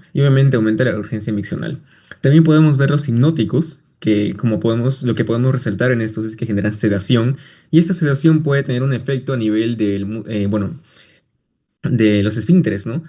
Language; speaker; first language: Spanish; native; Spanish